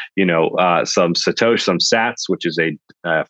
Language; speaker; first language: English; native; English